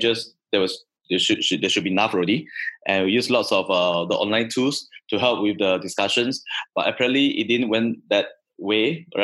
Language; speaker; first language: English; non-native, local second language; Chinese